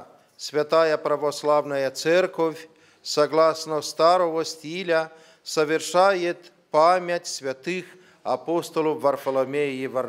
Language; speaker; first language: Russian; non-native, fluent; Romanian